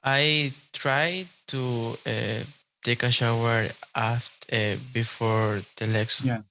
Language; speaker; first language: English; non-native, learner; Spanish